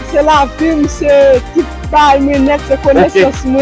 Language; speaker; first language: French; non-native, learner; Haitian Creole